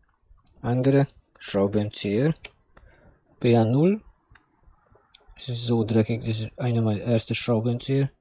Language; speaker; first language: German; non-native, fluent; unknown